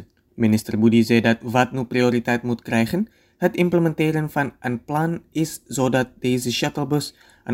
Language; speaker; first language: Dutch; non-native, fluent; Indonesian